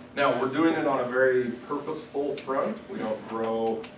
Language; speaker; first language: English; native; English